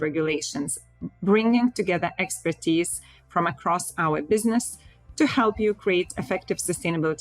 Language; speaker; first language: English; non-native, fluent; Lithuanian